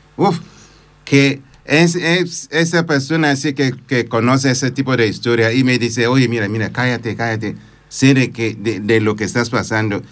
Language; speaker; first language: Spanish; non-native, fluent; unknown